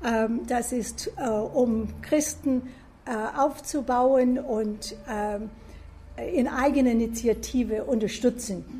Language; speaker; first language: German; non-native, fluent; English